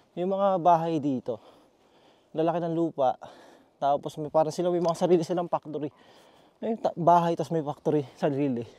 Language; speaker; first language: Filipino; native; Filipino